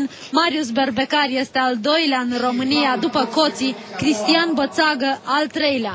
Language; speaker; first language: Romanian; native; Romanian